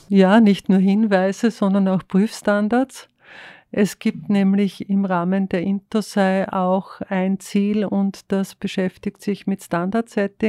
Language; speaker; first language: German; native; German